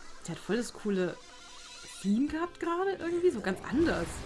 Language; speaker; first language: German; native; German